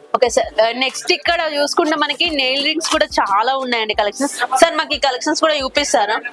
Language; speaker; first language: Telugu; native; Telugu